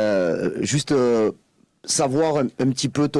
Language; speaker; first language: French; native; French